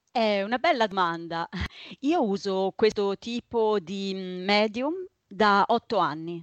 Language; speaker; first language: Italian; native; Italian